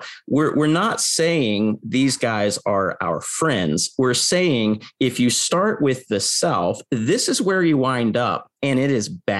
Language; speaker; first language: English; native; English